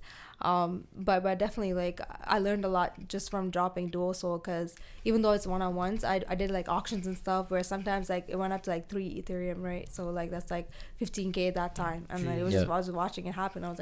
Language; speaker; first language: English; non-native, local second language; Tamil